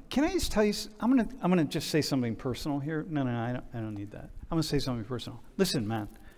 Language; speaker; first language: English; native; English